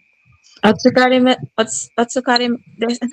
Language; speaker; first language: Japanese; non-native, learner; Filipino